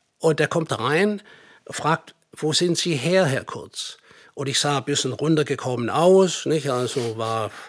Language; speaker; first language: German; native; German